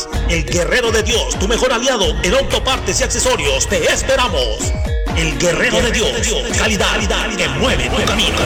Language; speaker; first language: Spanish; native; Spanish